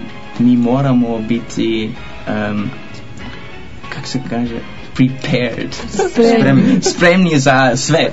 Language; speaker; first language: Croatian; non-native, learner; Dutch